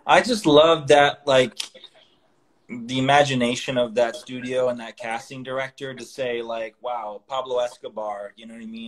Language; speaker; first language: English; early bilingual, other home language; Italian